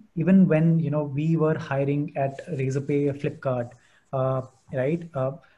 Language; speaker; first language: English; non-native, local second language; Hindi